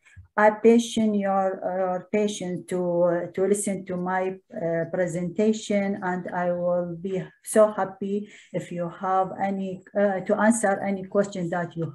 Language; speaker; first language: English; non-native, learner; Arabic